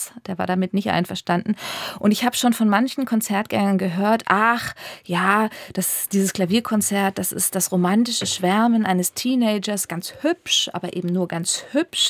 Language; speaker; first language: German; native; German